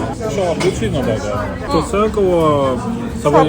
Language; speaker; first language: Japanese; non-native, fluent; French